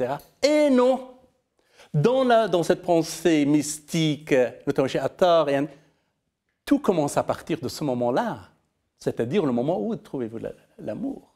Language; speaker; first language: French; non-native, fluent; Persian